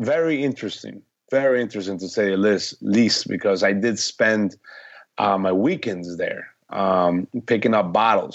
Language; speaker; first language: English; early bilingual, other home language; Spanish